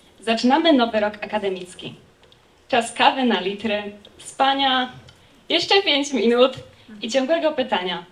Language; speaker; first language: Polish; native; Polish